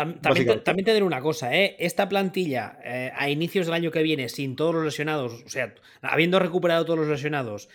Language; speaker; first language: Spanish; native; Spanish